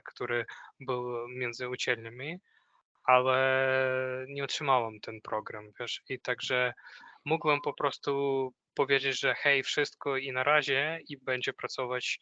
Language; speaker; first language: Polish; non-native, fluent; Ukrainian